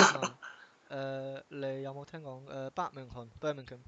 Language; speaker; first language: Cantonese; non-native, learner; English